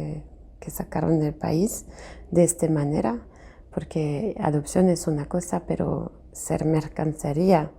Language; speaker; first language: Spanish; non-native, fluent; French